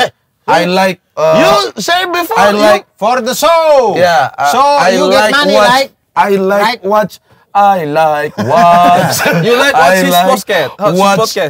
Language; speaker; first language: English; non-native, learner; Indonesian